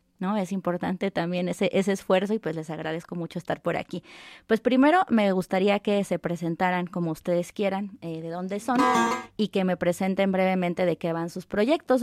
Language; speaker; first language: Spanish; native; Spanish